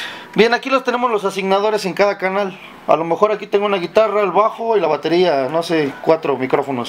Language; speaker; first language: Spanish; native; Spanish